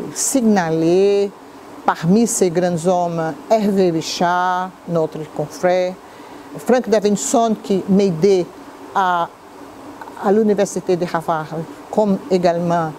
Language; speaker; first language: French; non-native, fluent; Portuguese